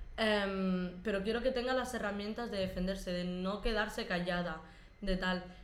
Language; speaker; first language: Spanish; early bilingual, other home language; Arabic